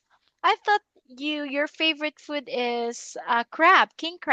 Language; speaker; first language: English; non-native, local second language; Filipino